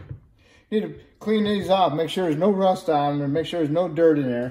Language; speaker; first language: English; native; English